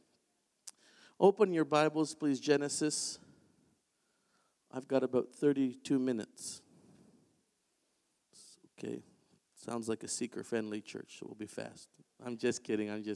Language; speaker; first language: English; native; English